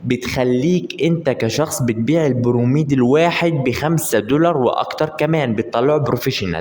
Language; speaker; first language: Arabic; native; Arabic